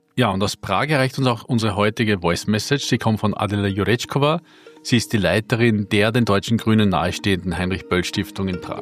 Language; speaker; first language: German; native; German